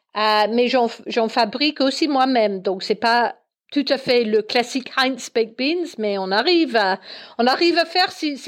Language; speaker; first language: French; non-native, fluent; English